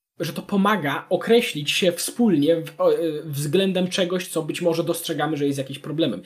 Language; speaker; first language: Polish; native; Polish